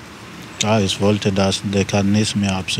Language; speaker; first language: German; non-native, learner; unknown